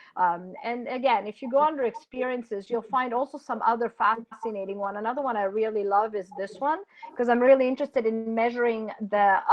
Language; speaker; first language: English; non-native, fluent; Italian